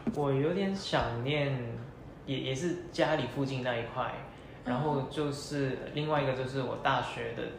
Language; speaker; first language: Chinese; non-native, local second language; Cantonese